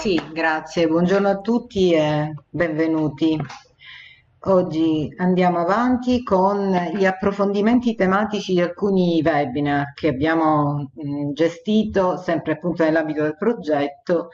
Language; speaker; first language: Italian; native; Italian